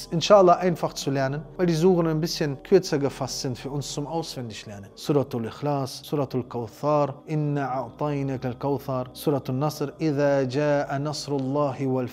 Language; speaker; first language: German; native; German